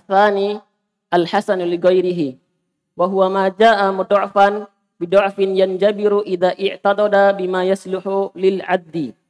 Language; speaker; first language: Arabic; non-native, learner; Indonesian